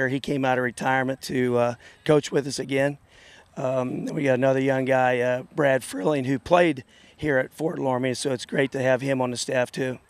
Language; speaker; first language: English; native; English